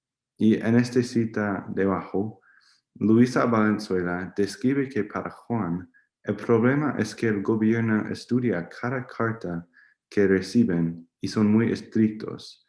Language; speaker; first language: Spanish; non-native, learner; English